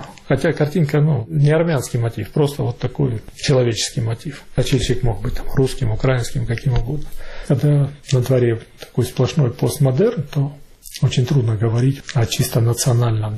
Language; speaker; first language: Russian; native; Russian